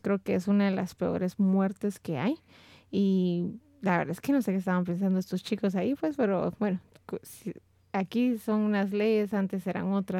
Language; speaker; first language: Spanish; native; Spanish